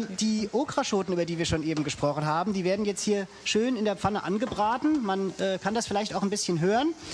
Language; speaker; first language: German; native; German